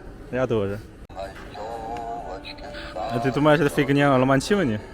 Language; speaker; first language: Russian; non-native, learner; Chinese